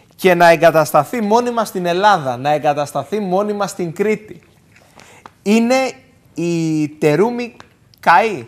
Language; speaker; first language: Greek; native; Greek